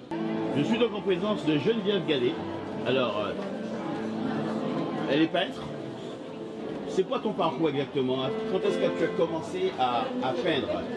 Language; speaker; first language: French; native; French